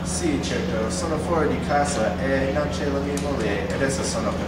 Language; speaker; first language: Italian; non-native, learner; English